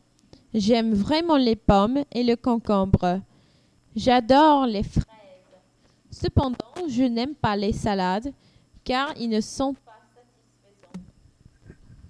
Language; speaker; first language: French; non-native, learner; English